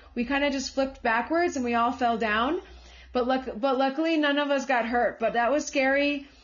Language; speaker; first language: English; native; English